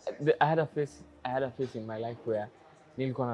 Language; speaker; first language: English; non-native, local second language; Kikuyu